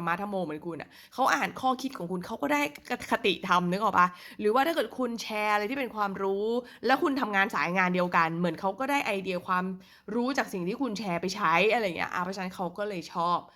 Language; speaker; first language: Thai; native; Thai